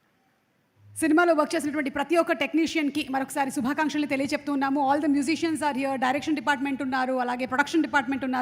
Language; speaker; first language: Telugu; native; Telugu